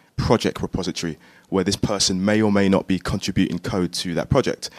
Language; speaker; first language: English; native; English